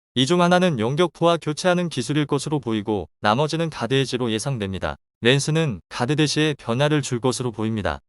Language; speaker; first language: Korean; native; Korean